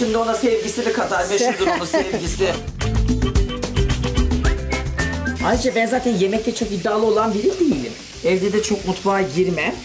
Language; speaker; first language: Turkish; native; Turkish